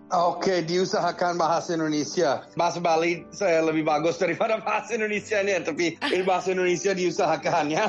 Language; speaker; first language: Indonesian; non-native, fluent; English